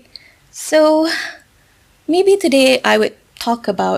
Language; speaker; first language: English; non-native, local second language; Malay